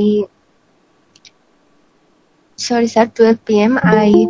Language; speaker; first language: English; non-native, learner; Bangla